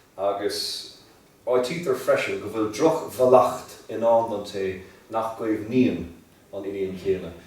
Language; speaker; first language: Irish; native; Irish